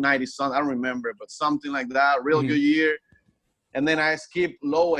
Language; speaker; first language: English; non-native, fluent; Spanish